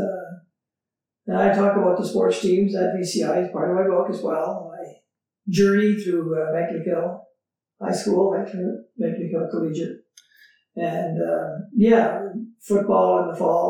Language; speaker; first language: English; native; English